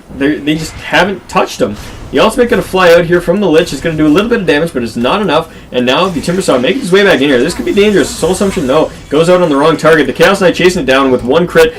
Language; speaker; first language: English; native; English